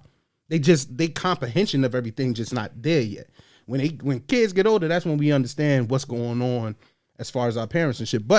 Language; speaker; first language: English; native; English